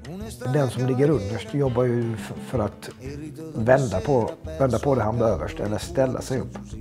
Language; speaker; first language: Swedish; native; Swedish